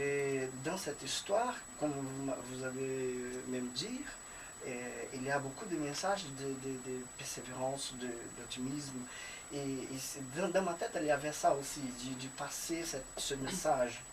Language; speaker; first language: French; non-native, fluent; Portuguese